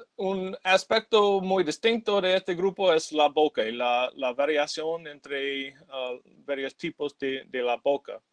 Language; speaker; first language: Spanish; non-native, fluent; English